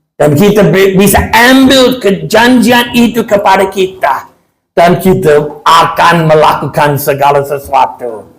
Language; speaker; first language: Malay; non-native, fluent; English